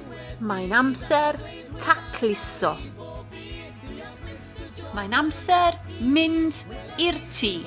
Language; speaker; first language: Welsh; non-native, learner; Spanish